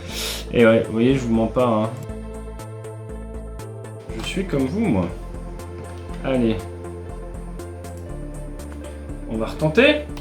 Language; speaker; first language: French; native; French